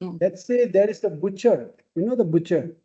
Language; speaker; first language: English; non-native, local second language; Tibetan